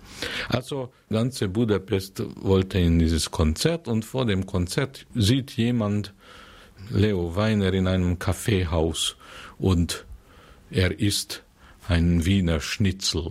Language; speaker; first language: German; non-native, fluent; Hungarian